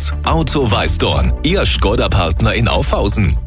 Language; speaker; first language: German; native; German